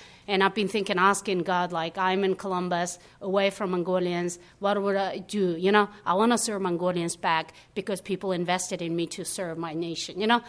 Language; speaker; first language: English; non-native, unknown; Mongolian